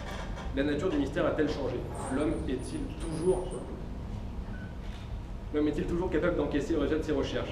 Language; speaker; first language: French; native; French